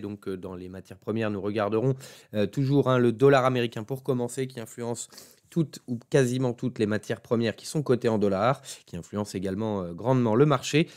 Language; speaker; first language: French; native; French